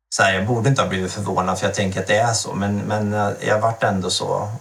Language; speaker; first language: Swedish; native; Swedish